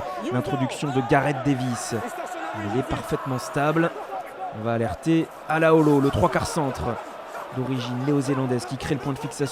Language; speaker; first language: French; native; French